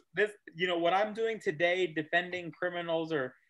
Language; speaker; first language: English; native; English